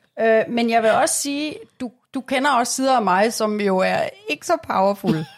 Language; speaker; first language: Danish; native; Danish